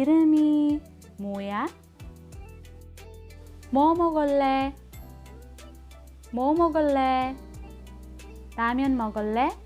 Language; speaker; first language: Korean; non-native, learner; Filipino